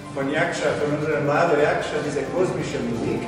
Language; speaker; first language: German; non-native, fluent; Slovenian